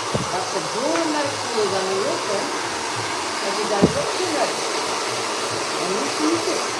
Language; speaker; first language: Dutch; native; Dutch